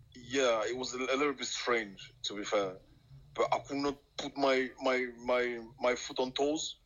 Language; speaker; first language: English; non-native, local second language; French